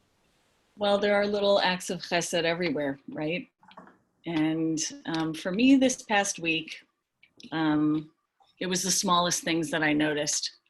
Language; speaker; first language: English; native; English